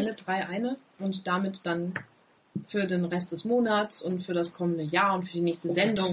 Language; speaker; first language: German; native; German